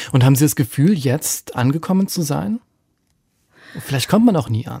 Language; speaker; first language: German; native; German